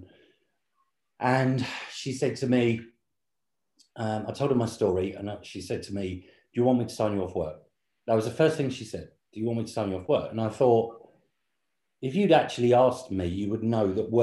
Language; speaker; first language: English; native; English